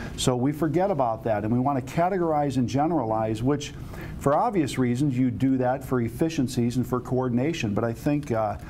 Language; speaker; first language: English; native; English